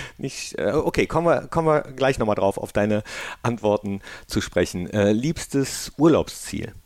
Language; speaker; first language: German; native; German